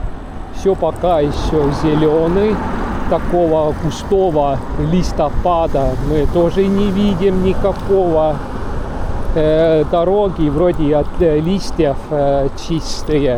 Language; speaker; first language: Russian; non-native, local second language; Estonian